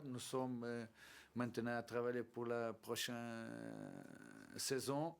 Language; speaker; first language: French; non-native, learner; Portuguese